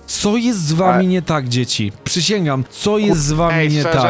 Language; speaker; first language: Polish; native; Polish